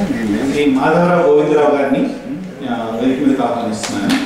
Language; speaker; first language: Telugu; native; Telugu